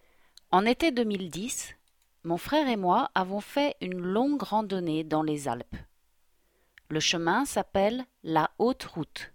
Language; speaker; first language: French; non-native, learner; English